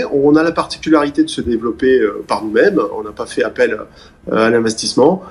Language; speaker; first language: French; native; French